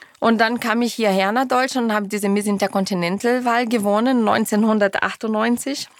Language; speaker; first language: German; non-native, fluent; Portuguese